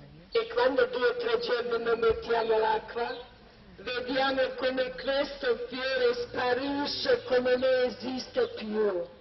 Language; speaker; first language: Italian; non-native, learner; Croatian